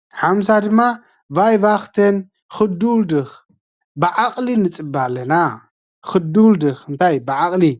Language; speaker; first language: Dutch; non-native, fluent; Tigrinya